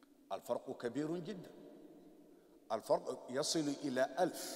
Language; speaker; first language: Arabic; non-native, fluent; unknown